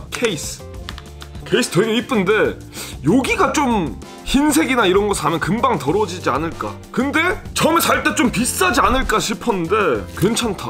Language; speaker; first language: Korean; early bilingual, heritage; Korean